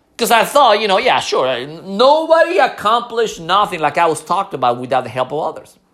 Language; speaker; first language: English; non-native, fluent; Spanish